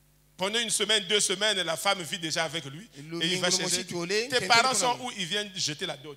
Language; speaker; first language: French; native; French